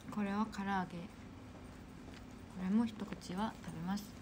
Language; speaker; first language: Japanese; non-native, fluent; Korean